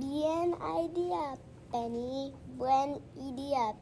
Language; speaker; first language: Spanish; non-native, learner; English